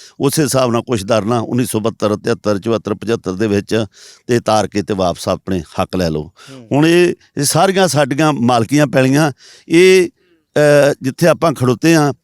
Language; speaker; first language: Punjabi; native; Punjabi